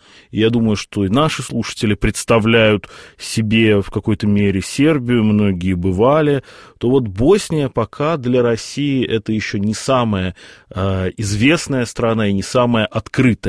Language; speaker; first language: Russian; native; Russian